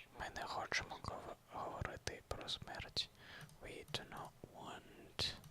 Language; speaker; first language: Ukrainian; non-native, learner; Russian